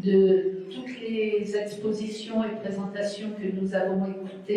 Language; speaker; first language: French; non-native, fluent; Spanish